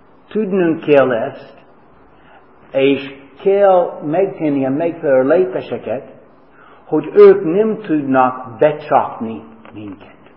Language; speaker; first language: Hungarian; non-native, fluent; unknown